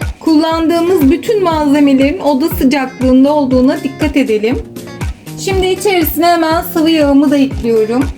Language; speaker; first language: Turkish; native; Turkish